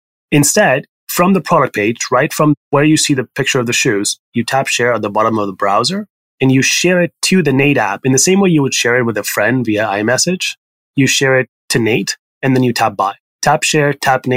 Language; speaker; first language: English; non-native, fluent; Spanish